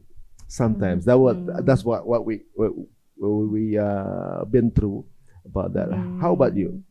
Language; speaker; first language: English; non-native, fluent; Indonesian